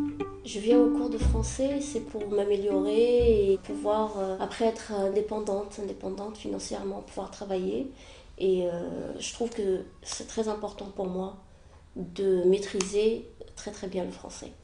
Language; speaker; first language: French; non-native, fluent; Arabic